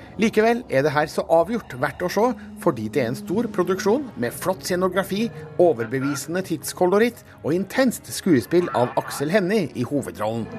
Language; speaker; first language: Norwegian; native; Norwegian